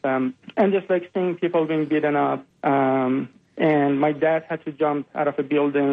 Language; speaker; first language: English; non-native, fluent; Persian